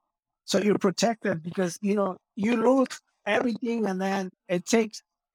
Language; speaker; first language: English; non-native, fluent; Spanish